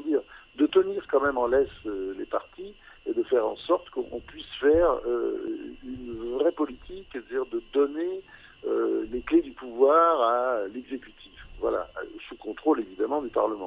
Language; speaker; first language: French; native; French